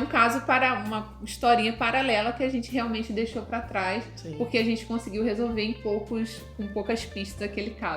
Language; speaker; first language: Portuguese; native; Portuguese